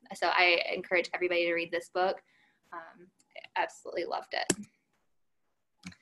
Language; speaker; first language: English; native; English